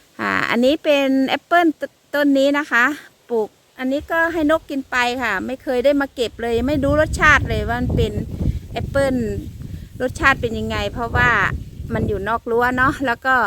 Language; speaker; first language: Thai; native; Thai